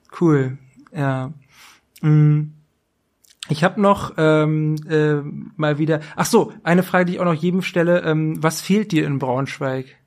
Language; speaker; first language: German; native; German